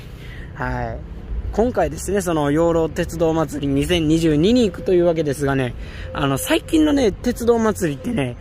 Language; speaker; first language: Japanese; native; Japanese